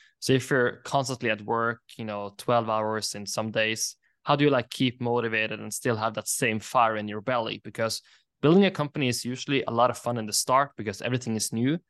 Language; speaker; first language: English; non-native, fluent; Norwegian